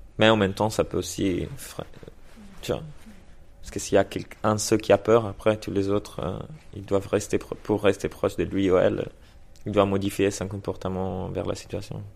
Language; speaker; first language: French; native; French